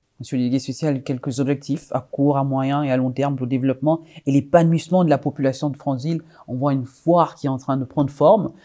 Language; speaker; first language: French; native; French